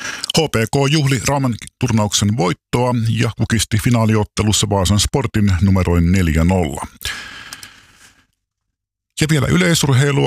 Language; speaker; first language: Finnish; native; Finnish